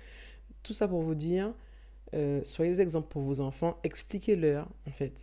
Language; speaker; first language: French; native; French